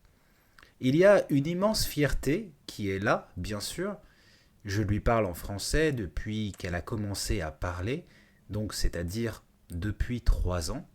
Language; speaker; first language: French; native; French